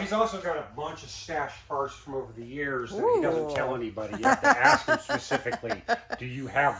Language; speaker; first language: English; native; English